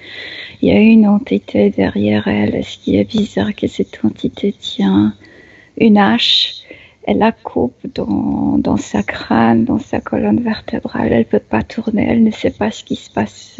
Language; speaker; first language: French; non-native, fluent; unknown